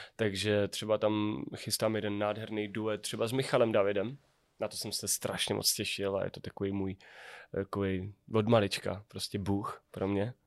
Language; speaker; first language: Czech; native; Czech